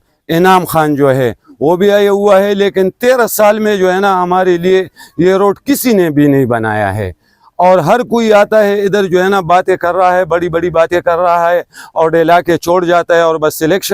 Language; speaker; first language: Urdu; non-native, local second language; Pashto